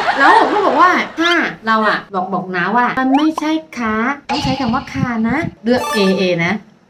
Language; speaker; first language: Thai; non-native, fluent; Chinese